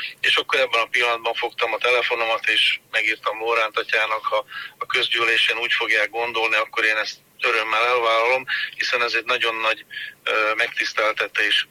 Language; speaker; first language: Hungarian; native; Hungarian